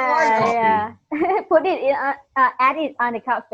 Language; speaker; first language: English; non-native, learner; Thai